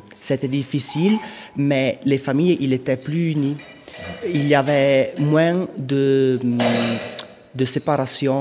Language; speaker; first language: French; non-native, local second language; Italian